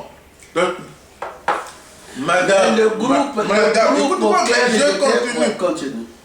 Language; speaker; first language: French; non-native, local second language; Lingala